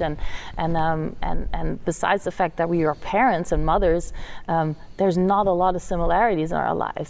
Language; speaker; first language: English; non-native, fluent; Dutch